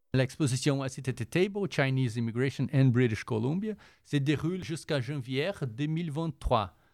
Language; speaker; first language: French; non-native, fluent; Portuguese